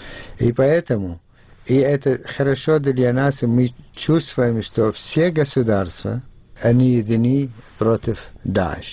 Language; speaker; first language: Russian; non-native, fluent; Arabic